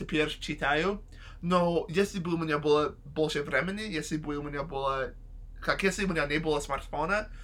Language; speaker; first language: Russian; non-native, learner; English